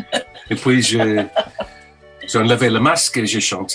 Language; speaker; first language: French; non-native, fluent; English